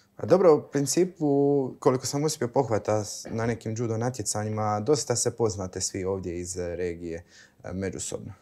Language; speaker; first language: Croatian; native; Croatian